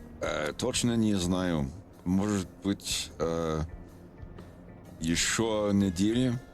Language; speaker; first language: Russian; non-native, learner; English